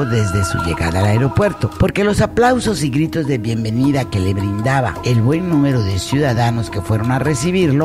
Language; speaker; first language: Spanish; native; Spanish